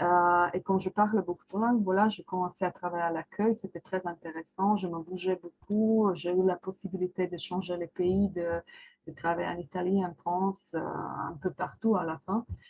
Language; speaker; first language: French; non-native, fluent; Croatian